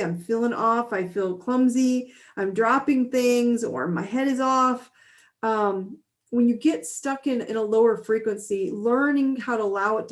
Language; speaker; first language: English; native; English